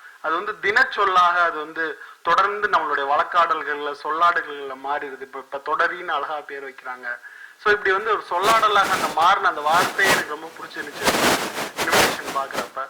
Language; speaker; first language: Tamil; native; Tamil